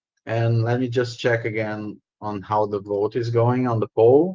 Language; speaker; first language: English; non-native, fluent; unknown